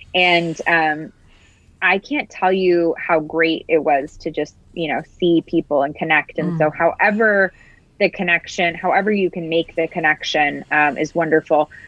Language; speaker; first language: English; native; English